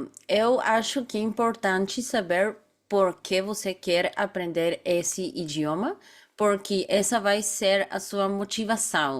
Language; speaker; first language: Portuguese; non-native, fluent; Bulgarian